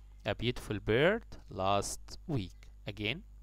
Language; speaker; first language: English; non-native, fluent; Arabic